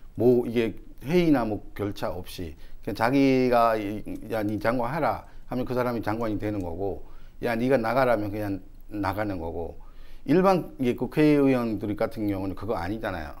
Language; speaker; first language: Korean; non-native, fluent; Burmese